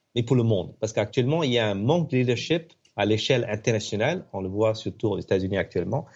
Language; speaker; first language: French; non-native, fluent; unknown